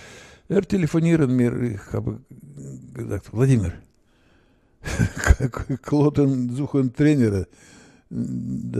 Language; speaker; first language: German; non-native, learner; Russian